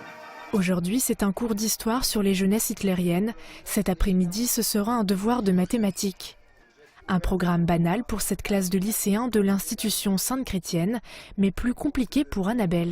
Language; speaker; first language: French; native; French